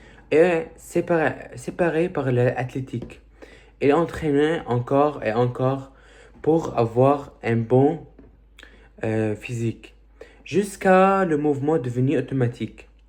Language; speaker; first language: French; early bilingual, other home language; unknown